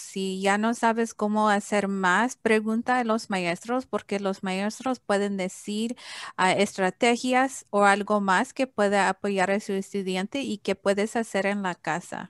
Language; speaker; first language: Spanish; early bilingual, heritage; English